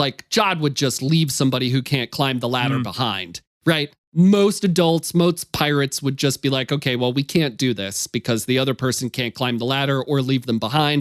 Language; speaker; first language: English; native; English